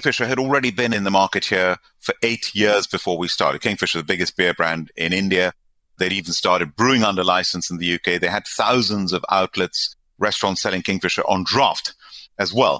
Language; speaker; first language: English; non-native, local second language; Gujarati